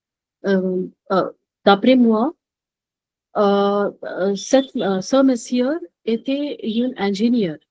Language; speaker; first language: French; non-native, learner; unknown